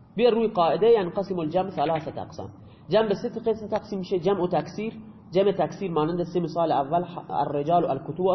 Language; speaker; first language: Persian; non-native, local second language; Baluchi